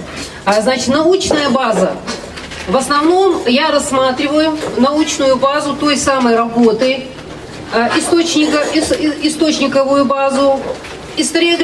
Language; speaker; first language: Russian; non-native, local second language; Ingush